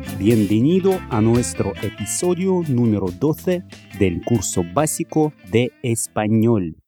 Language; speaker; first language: Spanish; non-native, fluent; Russian